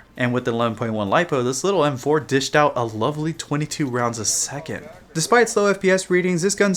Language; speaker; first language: English; native; English